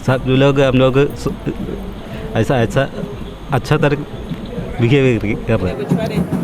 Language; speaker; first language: Hindi; non-native, local second language; Malayalam